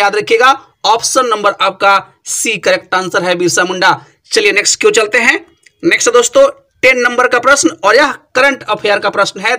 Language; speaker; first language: Hindi; native; Hindi